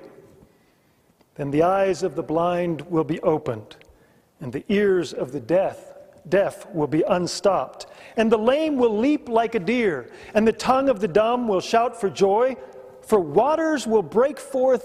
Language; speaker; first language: English; native; English